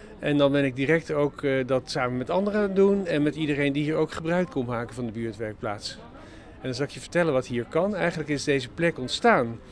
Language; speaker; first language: Dutch; native; Dutch